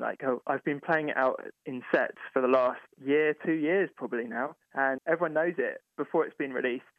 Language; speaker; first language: English; native; English